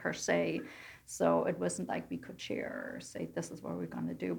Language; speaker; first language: English; non-native, fluent; German